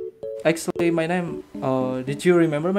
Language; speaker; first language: English; non-native, learner; Indonesian